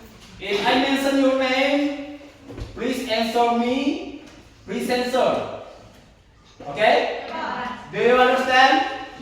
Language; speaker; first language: English; non-native, learner; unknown